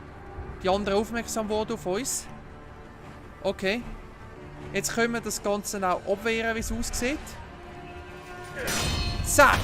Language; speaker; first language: German; native; German